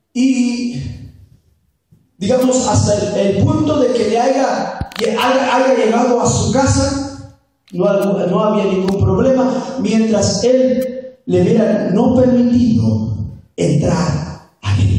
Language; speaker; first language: Spanish; native; Spanish